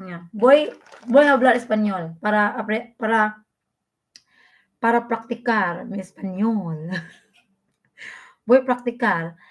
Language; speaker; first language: Spanish; non-native, learner; Filipino